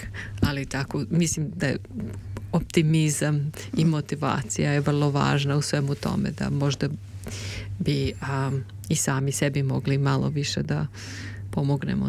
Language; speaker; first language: Serbian; native; Serbian